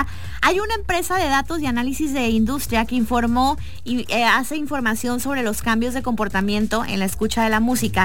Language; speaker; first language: Spanish; native; Spanish